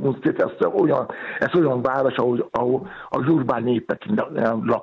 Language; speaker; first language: Hungarian; non-native, learner; Yoruba